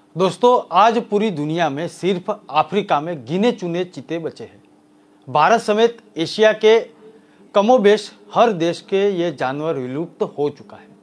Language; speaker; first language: Hindi; non-native, local second language; Gujarati